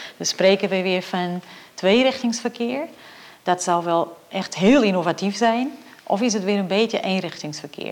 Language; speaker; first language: Dutch; non-native, fluent; Portuguese